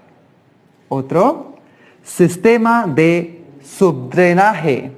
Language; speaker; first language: Spanish; non-native, learner; Hindi